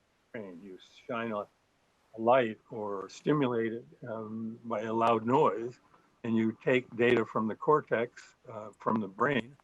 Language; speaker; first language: English; native; English